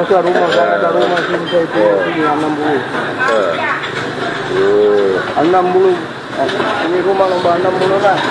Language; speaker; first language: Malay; non-native, learner; Tamil